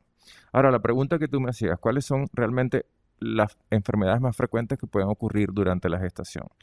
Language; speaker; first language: Spanish; native; Spanish